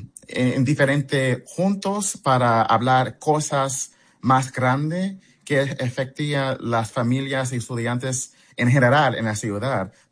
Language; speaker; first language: Spanish; early bilingual, heritage; Spanish